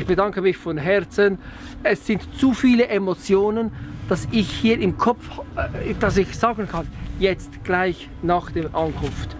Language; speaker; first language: German; non-native, fluent; Italian